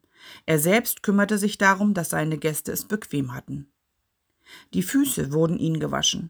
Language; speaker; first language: German; native; German